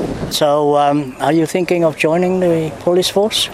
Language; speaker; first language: English; non-native, fluent; Vietnamese